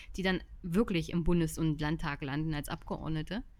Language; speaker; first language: German; native; German